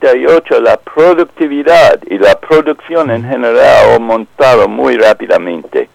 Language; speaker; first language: Spanish; non-native, fluent; English